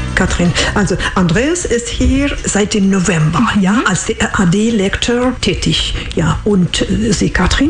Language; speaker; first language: German; non-native, fluent; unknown